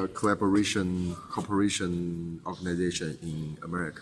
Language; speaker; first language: English; non-native, fluent; Chinese